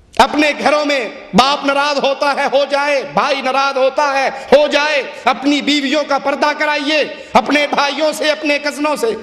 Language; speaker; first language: Urdu; non-native, local second language; Punjabi